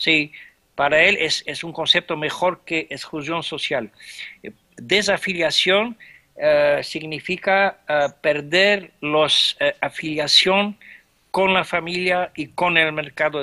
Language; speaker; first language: Spanish; non-native, fluent; French